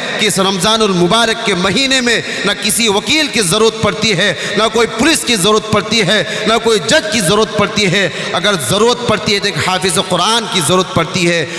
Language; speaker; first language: Urdu; non-native, local second language; Bangla